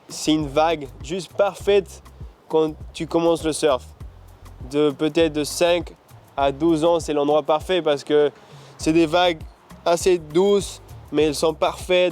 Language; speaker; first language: French; early bilingual, heritage; French